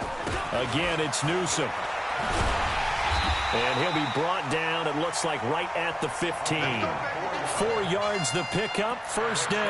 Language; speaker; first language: English; native; English